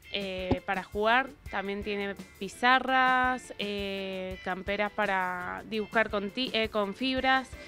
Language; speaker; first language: Spanish; native; Spanish